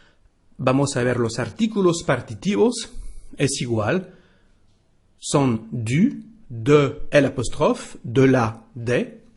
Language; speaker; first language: Spanish; non-native, fluent; French